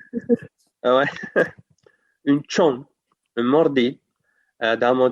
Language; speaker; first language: French; non-native, fluent; Czech